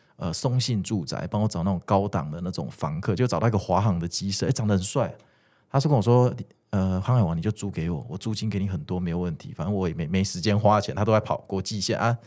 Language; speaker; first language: Chinese; native; Chinese